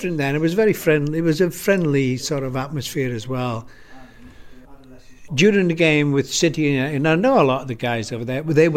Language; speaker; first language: English; native; English